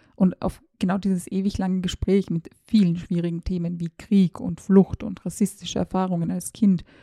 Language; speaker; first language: German; early bilingual, other home language; Serbian